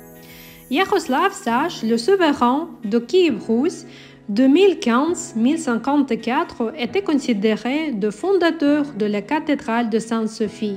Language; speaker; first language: French; non-native, learner; Ukrainian